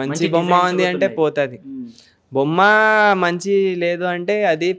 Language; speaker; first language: Telugu; non-native, local second language; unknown